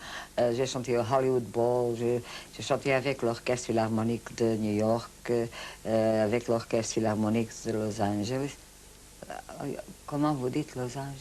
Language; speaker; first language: French; non-native, fluent; Portuguese